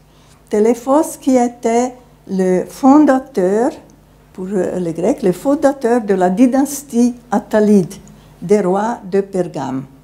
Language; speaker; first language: French; non-native, fluent; Italian